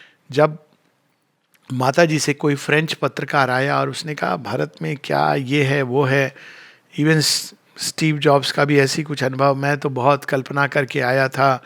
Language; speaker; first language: Hindi; native; Hindi